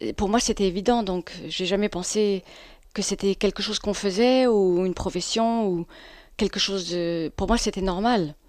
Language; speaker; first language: French; non-native, fluent; English